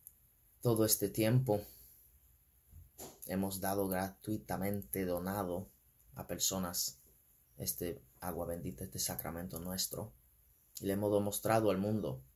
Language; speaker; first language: Spanish; non-native, fluent; English